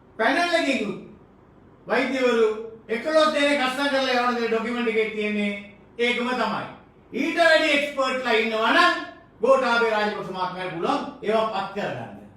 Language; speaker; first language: Sinhala; non-native, local second language; Tamil